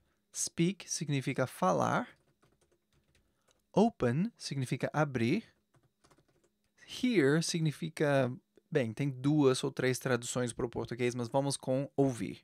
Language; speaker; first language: Portuguese; non-native, fluent; English